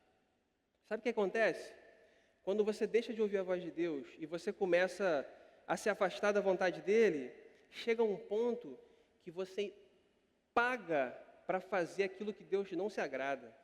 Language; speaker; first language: Portuguese; native; Portuguese